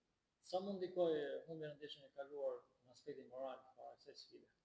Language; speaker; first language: Albanian; native; Albanian